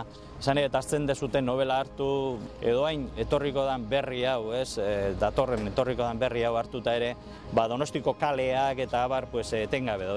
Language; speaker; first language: Basque; native; Basque